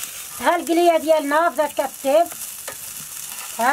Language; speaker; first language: Arabic; non-native, local second language; Central Atlas Tamazight